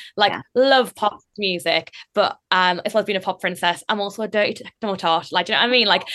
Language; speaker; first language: English; native; English